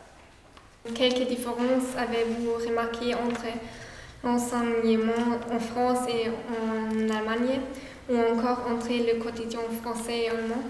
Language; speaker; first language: French; non-native, learner; German